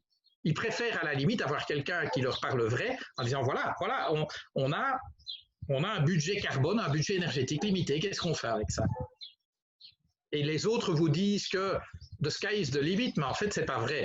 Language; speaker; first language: French; native; French